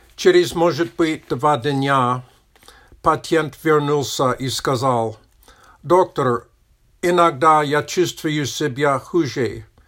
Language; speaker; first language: Russian; non-native, learner; English